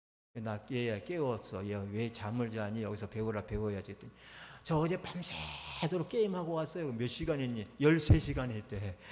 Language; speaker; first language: Korean; native; Korean